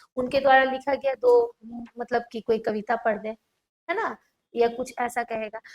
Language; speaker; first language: Hindi; native; Hindi